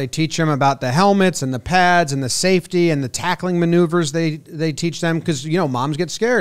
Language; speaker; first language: English; native; English